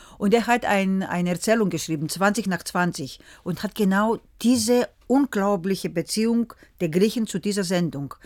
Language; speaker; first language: German; early bilingual, other home language; Greek